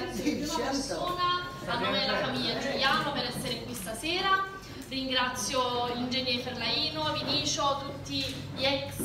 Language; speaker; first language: Italian; native; Italian